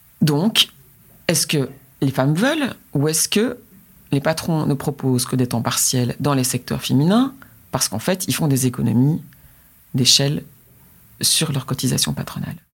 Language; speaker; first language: French; native; French